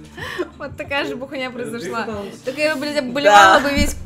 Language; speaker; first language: Russian; native; Russian